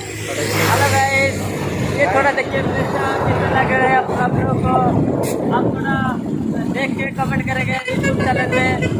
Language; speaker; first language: Hindi; non-native, local second language; Odia